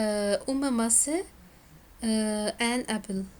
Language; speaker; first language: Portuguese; non-native, learner; Arabic